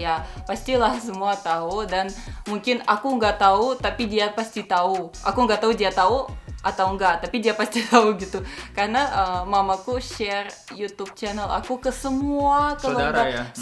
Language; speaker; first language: Indonesian; non-native, fluent; Russian